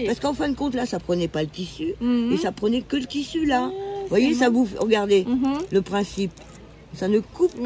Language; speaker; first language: French; native; French